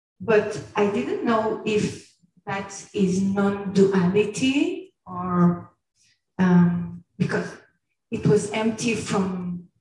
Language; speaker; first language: English; non-native, fluent; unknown